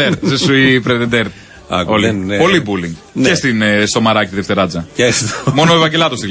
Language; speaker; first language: Greek; native; Greek